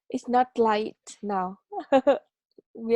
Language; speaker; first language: English; non-native, fluent; Vietnamese